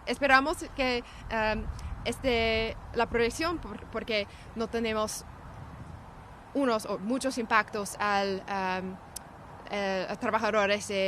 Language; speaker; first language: Spanish; non-native, learner; English